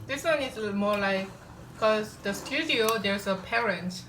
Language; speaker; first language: English; non-native, fluent; Korean